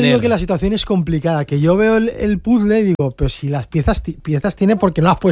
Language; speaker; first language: Spanish; native; Spanish